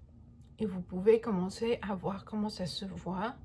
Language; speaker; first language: French; non-native, fluent; Spanish